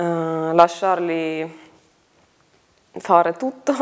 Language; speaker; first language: Italian; non-native, fluent; Finnish